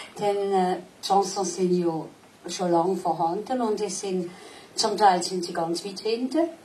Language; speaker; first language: German; non-native, local second language; Swiss German